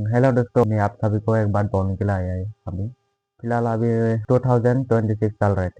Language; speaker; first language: Hindi; non-native, local second language; Kok Borok